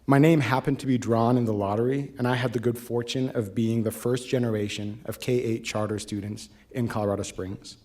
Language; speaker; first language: English; native; English